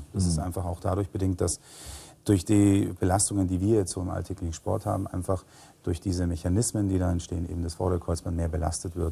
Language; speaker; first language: German; native; German